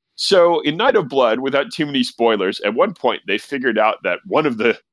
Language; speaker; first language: English; native; English